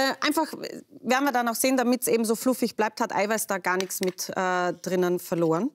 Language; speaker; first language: German; native; German